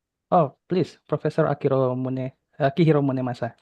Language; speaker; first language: English; non-native, fluent; Indonesian